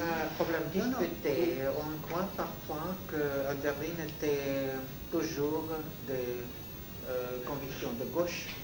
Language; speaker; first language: French; non-native, fluent; Russian